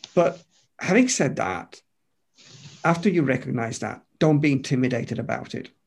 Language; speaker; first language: English; non-native, fluent; Romanian